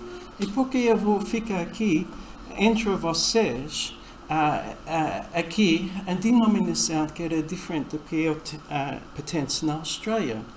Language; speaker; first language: Portuguese; non-native, fluent; English